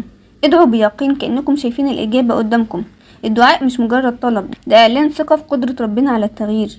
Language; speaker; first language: Arabic; native; Arabic